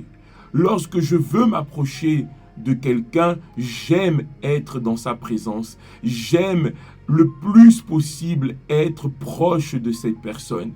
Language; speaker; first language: French; native; French